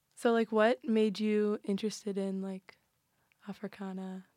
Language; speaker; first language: English; native; English